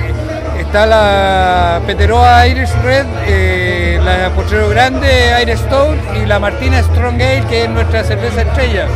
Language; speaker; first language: Spanish; native; Spanish